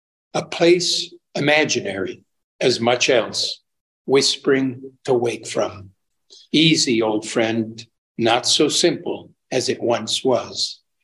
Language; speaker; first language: English; native; English